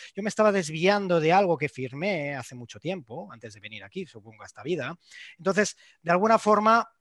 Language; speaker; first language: Spanish; non-native, local second language; Catalan